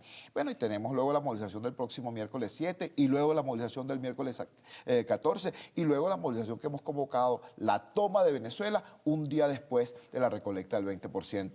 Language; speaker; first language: Spanish; native; Spanish